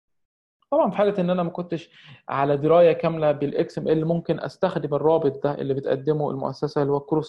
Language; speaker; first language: Arabic; native; Arabic